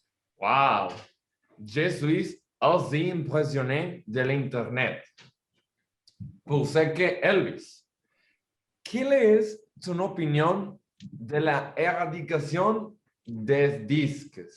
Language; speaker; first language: French; non-native, learner; Spanish